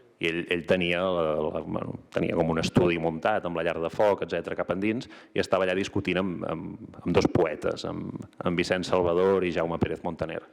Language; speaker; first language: Catalan; native; Catalan